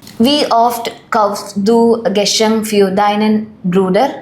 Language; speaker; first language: German; non-native, learner; Malayalam